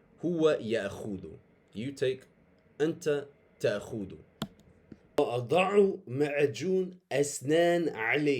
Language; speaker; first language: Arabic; non-native, fluent; English